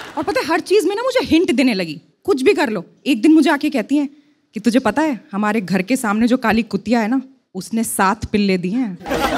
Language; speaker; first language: Hindi; native; Hindi